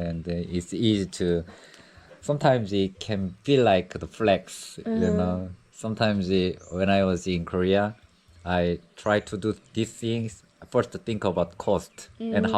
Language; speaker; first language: English; non-native, learner; Korean